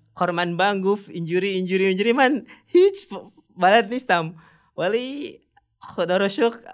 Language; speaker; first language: Persian; non-native, learner; Indonesian